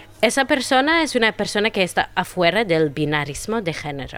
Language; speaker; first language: Spanish; non-native, fluent; English